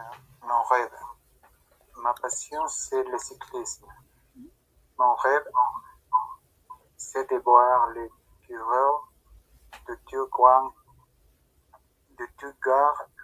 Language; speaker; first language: French; non-native, learner; Spanish